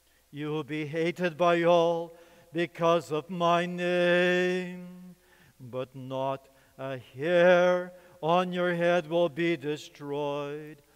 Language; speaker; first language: English; native; English